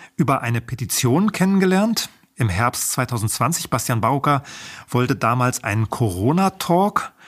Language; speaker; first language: German; native; German